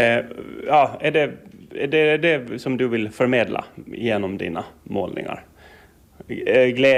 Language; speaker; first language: Swedish; native; Swedish